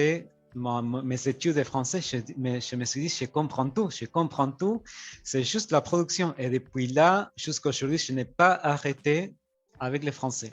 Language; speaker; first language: French; non-native, fluent; Spanish